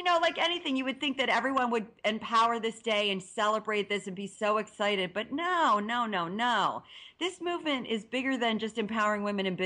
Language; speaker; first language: English; native; English